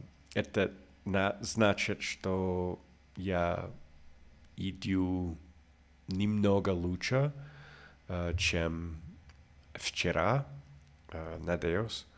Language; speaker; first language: Russian; non-native, learner; English